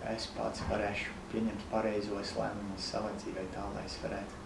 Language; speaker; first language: Latvian; non-native, fluent; English